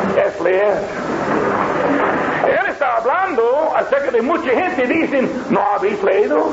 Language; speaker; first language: Spanish; non-native, learner; English